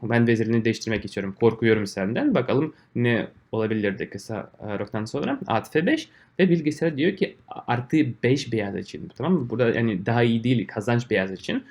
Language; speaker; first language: Turkish; non-native, fluent; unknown